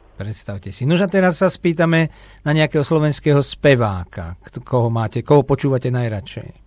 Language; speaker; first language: Slovak; native; Slovak